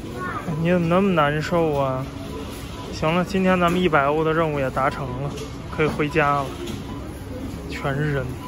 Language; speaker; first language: Chinese; native; Chinese